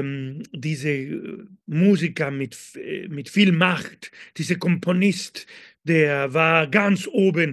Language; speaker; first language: German; non-native, fluent; Spanish